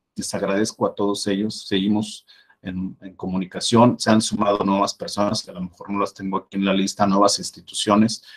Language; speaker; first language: Spanish; native; Spanish